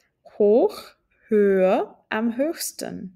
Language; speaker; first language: German; non-native, fluent; Czech